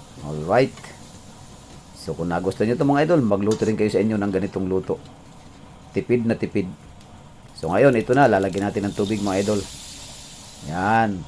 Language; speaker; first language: Filipino; non-native, local second language; Cebuano